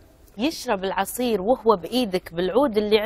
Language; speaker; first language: Arabic; native; Arabic